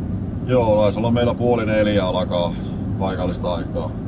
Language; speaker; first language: Finnish; native; Finnish